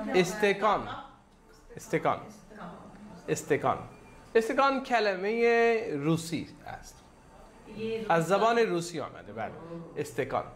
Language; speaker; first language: Persian; non-native, fluent; Urdu